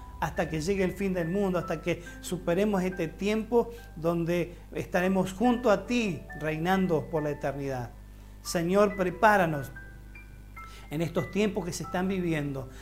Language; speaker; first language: Spanish; native; Spanish